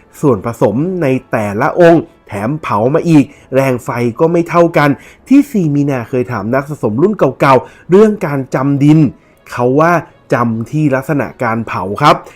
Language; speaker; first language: Thai; native; Thai